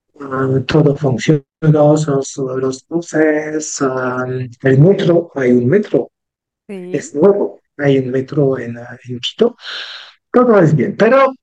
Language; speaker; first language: Spanish; non-native, learner; French